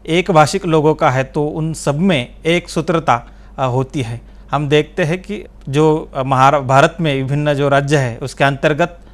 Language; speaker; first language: Hindi; non-native, local second language; Marathi